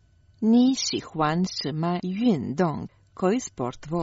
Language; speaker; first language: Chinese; non-native, learner; Croatian